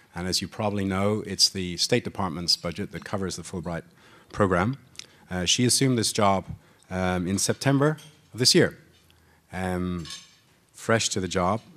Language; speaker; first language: English; native; English